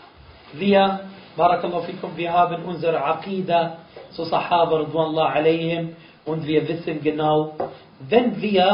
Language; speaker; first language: German; non-native, fluent; Arabic